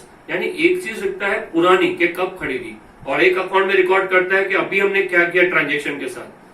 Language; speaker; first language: Hindi; native; Hindi